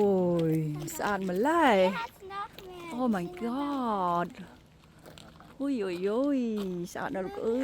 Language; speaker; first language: Khmer; native; Khmer